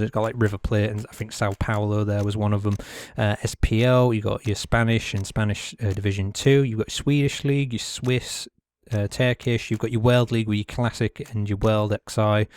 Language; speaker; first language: English; native; English